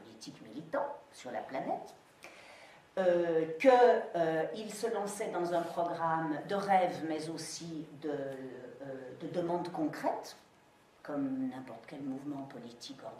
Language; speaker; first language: French; native; French